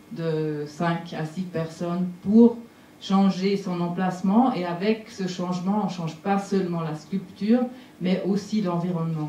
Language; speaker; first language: French; non-native, local second language; German